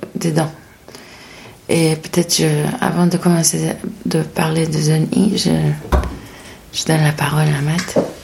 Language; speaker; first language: French; non-native, fluent; Spanish